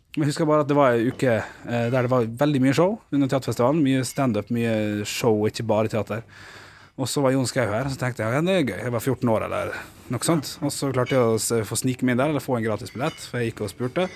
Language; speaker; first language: Norwegian; native; Norwegian